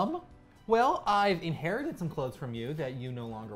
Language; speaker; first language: English; native; English